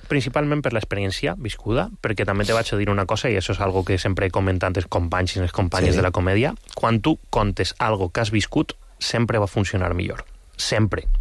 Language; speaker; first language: Catalan; non-native, local second language; Spanish